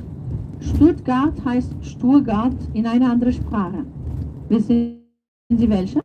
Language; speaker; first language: German; non-native, fluent; Portuguese